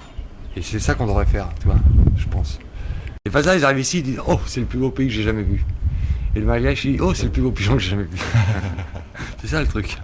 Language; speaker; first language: French; native; French